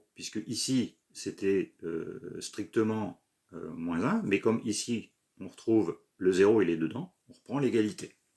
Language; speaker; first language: French; native; French